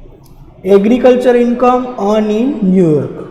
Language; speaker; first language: English; non-native, local second language; Gujarati